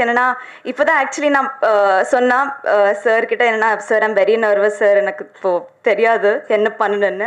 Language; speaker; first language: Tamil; non-native, learner; Telugu